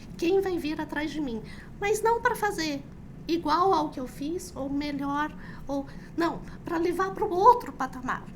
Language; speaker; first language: Portuguese; early bilingual, other home language; Chinese